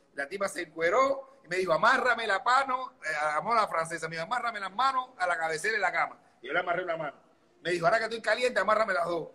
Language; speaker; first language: Spanish; native; Spanish